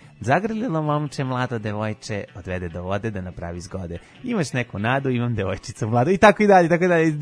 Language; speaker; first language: Serbian; native; Serbian